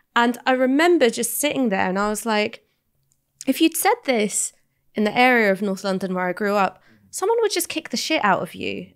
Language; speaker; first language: English; native; English